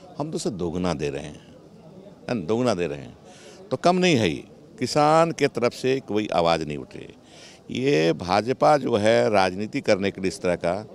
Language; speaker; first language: Hindi; native; Hindi